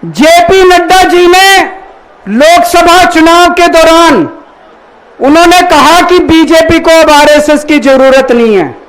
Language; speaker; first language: Hindi; native; Hindi